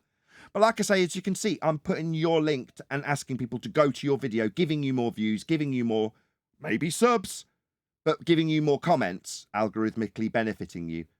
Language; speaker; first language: English; native; English